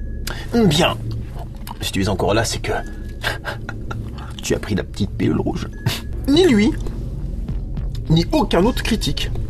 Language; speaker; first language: French; native; French